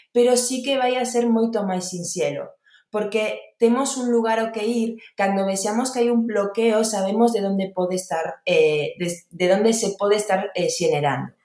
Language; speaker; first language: Galician; non-native, local second language; Spanish